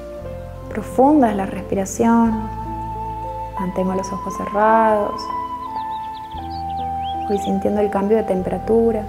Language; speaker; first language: Spanish; native; Spanish